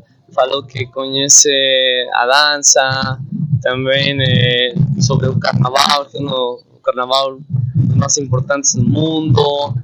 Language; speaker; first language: Portuguese; non-native, fluent; Spanish